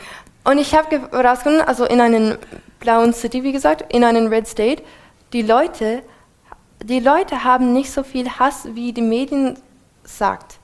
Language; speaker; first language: German; non-native, fluent; English